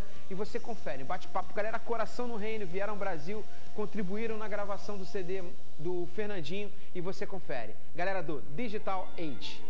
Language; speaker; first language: Portuguese; native; Portuguese